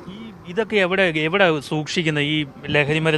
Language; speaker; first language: Malayalam; native; Malayalam